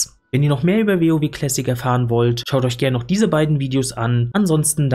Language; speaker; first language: German; native; German